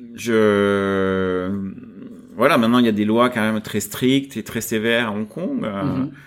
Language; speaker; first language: French; native; French